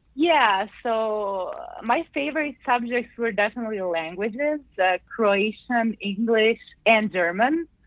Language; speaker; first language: English; non-native, fluent; Croatian